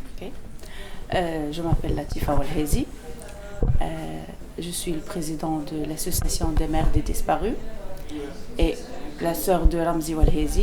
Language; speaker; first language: French; non-native, learner; Arabic